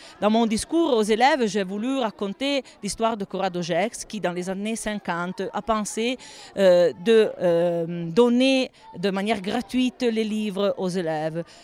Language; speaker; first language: French; non-native, local second language; Italian